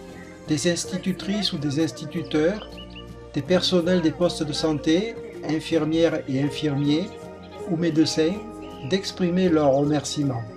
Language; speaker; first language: French; native; French